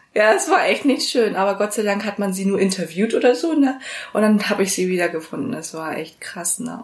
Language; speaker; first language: German; early bilingual, other home language; Vietnamese